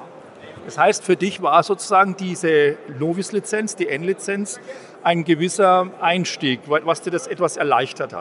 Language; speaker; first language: German; native; German